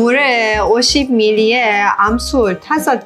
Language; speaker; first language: Korean; non-native, learner; Persian